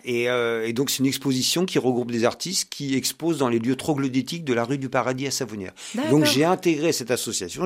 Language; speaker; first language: French; native; French